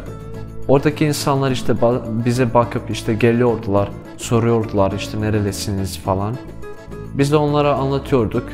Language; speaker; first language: Turkish; non-native, fluent; Bosnian